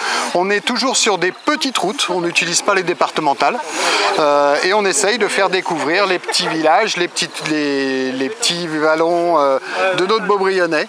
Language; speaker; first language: French; native; French